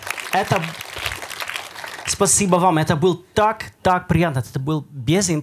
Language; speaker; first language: Russian; non-native, learner; Dutch